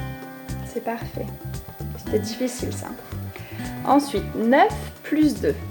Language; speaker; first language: French; native; French